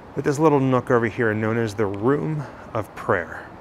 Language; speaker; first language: English; native; English